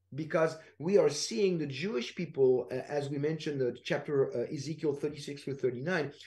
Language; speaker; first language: English; non-native, fluent; French